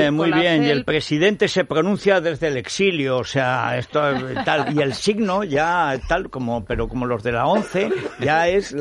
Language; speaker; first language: Spanish; native; Spanish